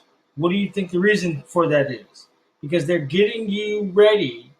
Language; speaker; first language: English; native; English